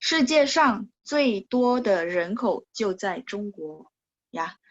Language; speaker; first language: Chinese; non-native, fluent; Indonesian